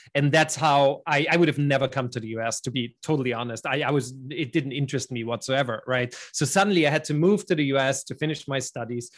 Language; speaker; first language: English; non-native, fluent; German